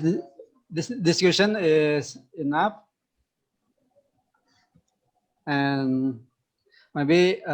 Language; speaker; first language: English; non-native, local second language; Indonesian